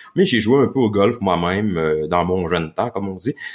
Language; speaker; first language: French; native; French